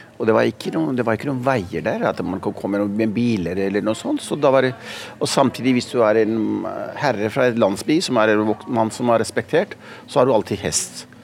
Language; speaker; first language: Norwegian; early bilingual, other home language; Punjabi